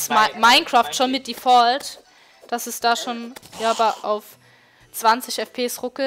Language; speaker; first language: German; native; German